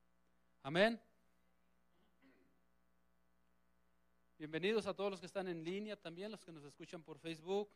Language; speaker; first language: Spanish; native; Spanish